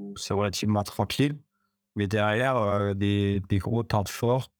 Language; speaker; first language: French; native; French